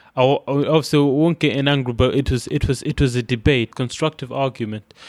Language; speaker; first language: English; non-native, local second language; Shona